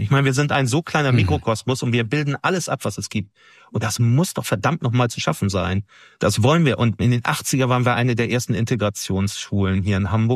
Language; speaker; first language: German; native; German